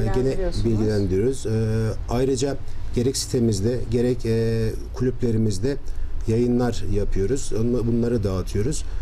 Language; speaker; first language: Turkish; native; Turkish